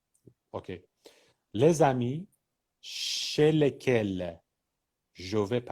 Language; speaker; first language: French; non-native, fluent; Persian